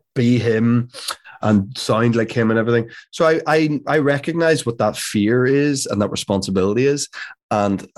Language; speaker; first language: English; native; English